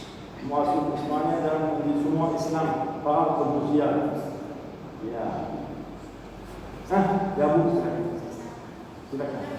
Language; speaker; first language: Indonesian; non-native, learner; Arabic